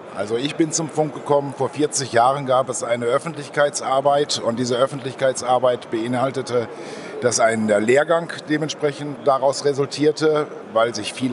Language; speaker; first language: German; native; German